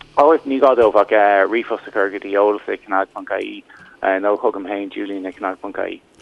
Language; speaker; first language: Irish; non-native, local second language; English